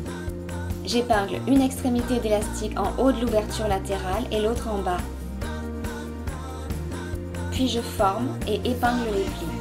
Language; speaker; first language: French; native; French